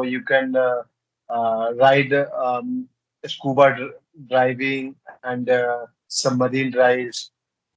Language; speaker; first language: English; non-native, learner; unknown